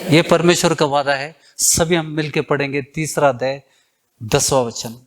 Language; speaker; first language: Hindi; non-native, local second language; Kannada